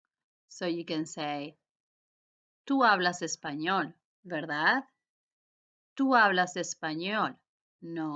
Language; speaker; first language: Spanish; non-native, fluent; English